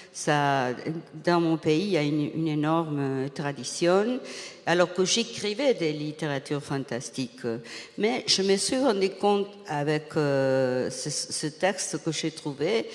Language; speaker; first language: French; non-native, fluent; Spanish